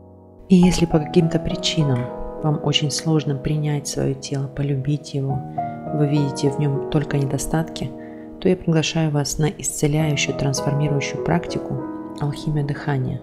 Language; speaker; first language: Russian; native; Russian